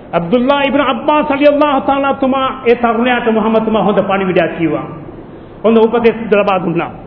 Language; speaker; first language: Sinhala; non-native, local second language; Tamil